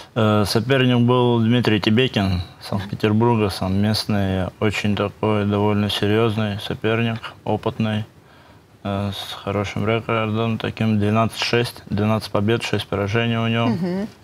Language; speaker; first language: Russian; native; Russian